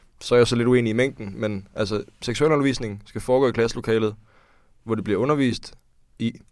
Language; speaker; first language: Danish; native; Danish